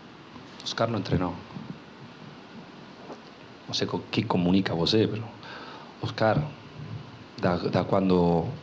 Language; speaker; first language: Portuguese; non-native, local second language; Spanish